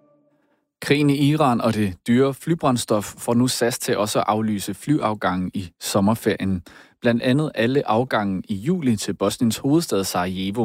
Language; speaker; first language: Danish; native; Danish